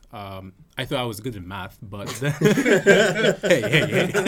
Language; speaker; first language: English; non-native, fluent; Arabic